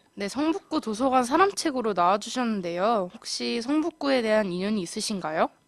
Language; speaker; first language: Korean; native; Korean